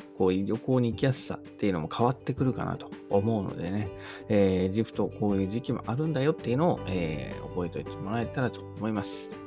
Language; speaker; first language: Japanese; native; Japanese